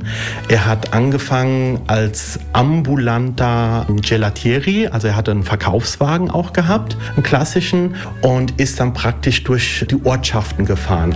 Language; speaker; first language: German; early bilingual, other home language; Italian